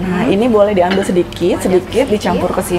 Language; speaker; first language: Indonesian; native; Indonesian